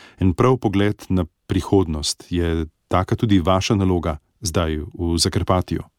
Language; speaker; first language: Slovenian; native; Slovenian